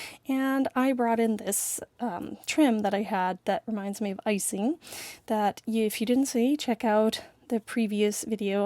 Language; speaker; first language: English; native; English